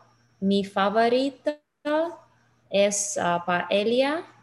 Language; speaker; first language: Spanish; non-native, learner; English